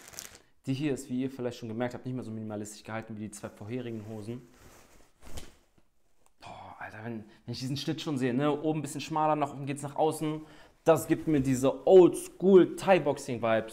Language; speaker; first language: German; native; German